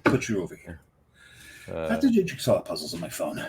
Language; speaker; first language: English; native; English